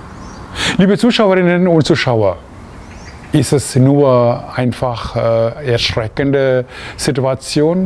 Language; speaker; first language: German; non-native, fluent; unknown